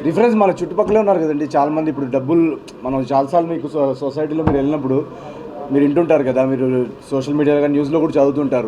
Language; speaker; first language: Telugu; native; Telugu